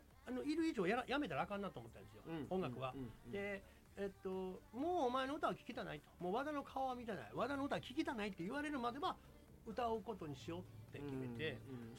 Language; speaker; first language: Japanese; native; Japanese